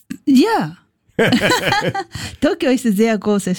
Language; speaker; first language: German; non-native, learner; Japanese